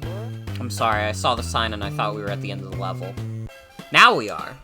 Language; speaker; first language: English; native; English